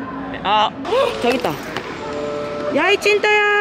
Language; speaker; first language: Korean; native; Korean